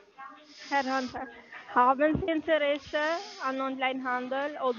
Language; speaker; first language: German; non-native, learner; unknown